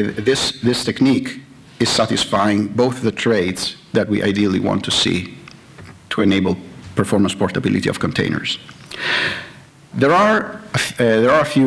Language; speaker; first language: English; non-native, fluent; Italian